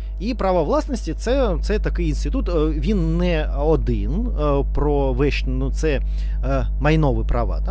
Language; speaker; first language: Ukrainian; non-native, learner; Russian